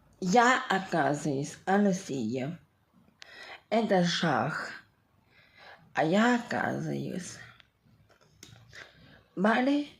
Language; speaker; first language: Russian; non-native, local second language; Ukrainian